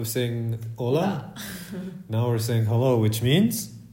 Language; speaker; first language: English; native; English